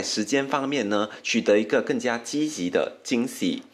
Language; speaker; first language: Chinese; native; Chinese